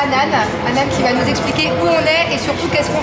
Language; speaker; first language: French; native; French